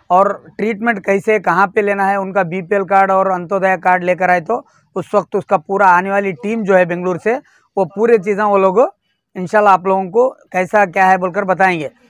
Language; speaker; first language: Hindi; non-native, local second language; Urdu